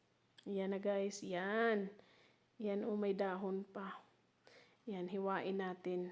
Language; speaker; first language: Filipino; native; Filipino